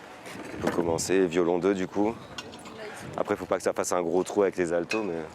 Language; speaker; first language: French; native; French